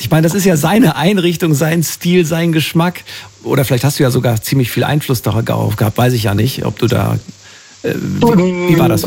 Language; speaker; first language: German; native; German